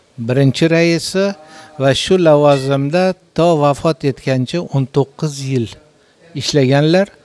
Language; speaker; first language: Uzbek; native; Uzbek